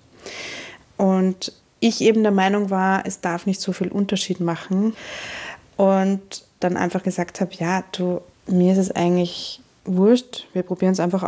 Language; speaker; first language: German; native; German